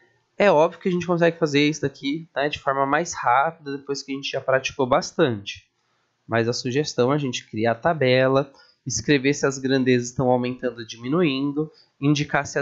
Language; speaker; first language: Portuguese; native; Portuguese